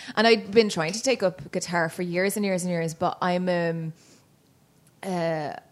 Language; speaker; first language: English; native; English